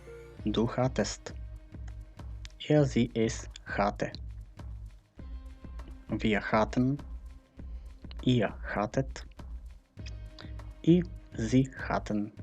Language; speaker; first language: German; non-native, fluent; Macedonian